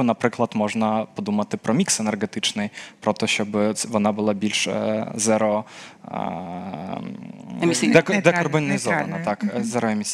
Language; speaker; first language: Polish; non-native, fluent; Ukrainian